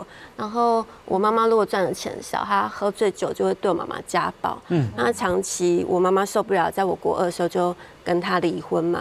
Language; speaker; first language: Chinese; native; Chinese